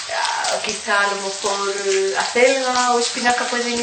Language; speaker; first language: Spanish; native; Spanish